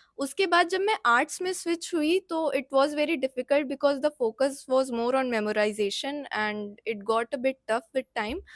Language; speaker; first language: Hindi; native; Hindi